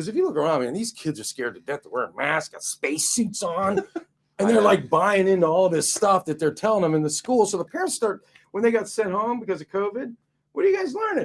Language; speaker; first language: English; native; English